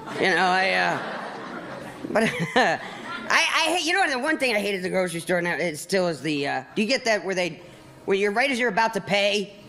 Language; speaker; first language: English; native; English